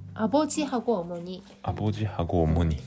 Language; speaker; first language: Korean; non-native, learner; Japanese